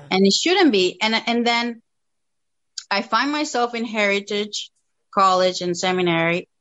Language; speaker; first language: English; non-native, fluent; Spanish